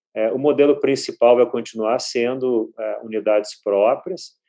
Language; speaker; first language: Portuguese; native; Portuguese